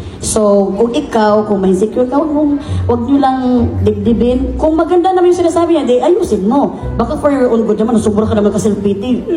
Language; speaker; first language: Filipino; non-native, local second language; Cebuano